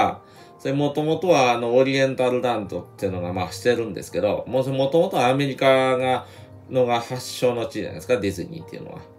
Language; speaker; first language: Japanese; native; Japanese